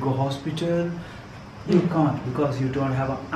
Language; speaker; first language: English; non-native, learner; Persian